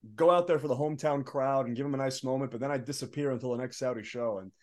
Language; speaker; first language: English; early bilingual, other home language; Arabic